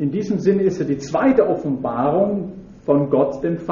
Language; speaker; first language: German; native; German